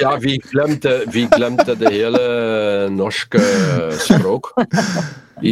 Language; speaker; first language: Norwegian; non-native, learner; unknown